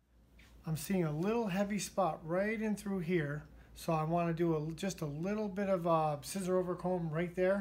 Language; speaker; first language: English; native; English